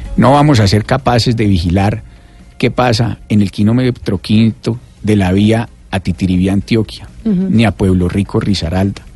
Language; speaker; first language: Spanish; native; Spanish